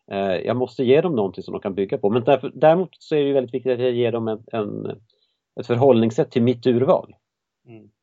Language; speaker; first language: Swedish; native; Swedish